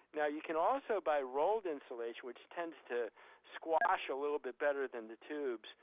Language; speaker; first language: English; native; English